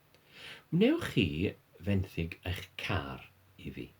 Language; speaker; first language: Welsh; non-native, fluent; English